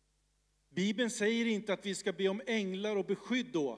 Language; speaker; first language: Swedish; early bilingual, other home language; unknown